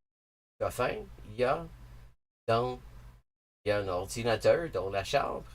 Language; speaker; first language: French; non-native, learner; English